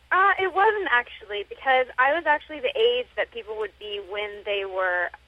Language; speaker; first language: English; native; English